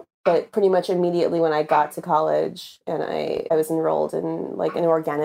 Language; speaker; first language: English; native; English